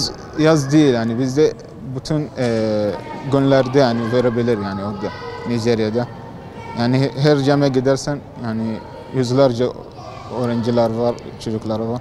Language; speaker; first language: Turkish; non-native, learner; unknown